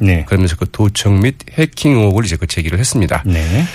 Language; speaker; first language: Korean; native; Korean